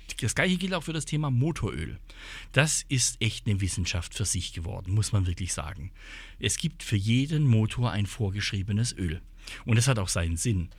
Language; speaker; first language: German; native; German